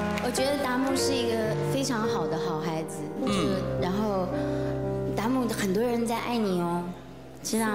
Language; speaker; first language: Chinese; native; Chinese